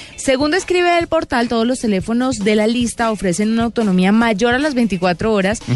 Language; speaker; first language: Spanish; native; Spanish